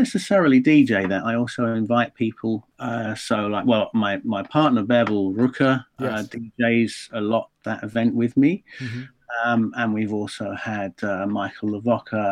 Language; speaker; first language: English; native; English